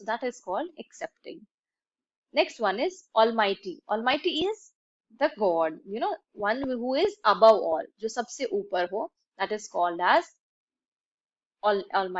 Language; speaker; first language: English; non-native, local second language; Hindi